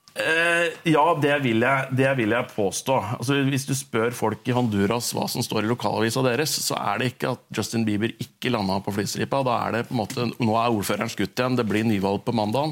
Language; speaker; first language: Norwegian; native; Norwegian